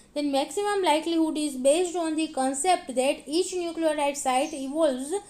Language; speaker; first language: English; non-native, local second language; Gujarati